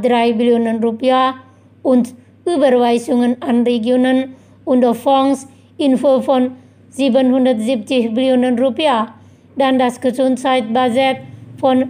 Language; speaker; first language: German; non-native, fluent; Indonesian